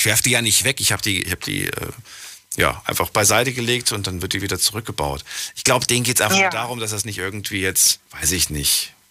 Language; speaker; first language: German; native; German